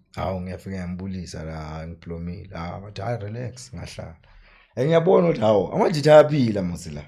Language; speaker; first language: Zulu; native; Zulu